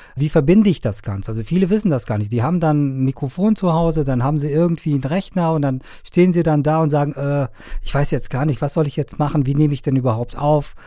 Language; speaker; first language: German; non-native, fluent; Persian